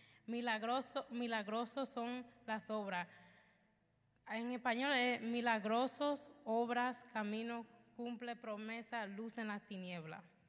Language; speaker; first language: Spanish; early bilingual, heritage; Spanish